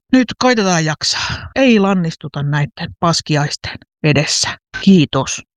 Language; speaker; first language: Finnish; native; Finnish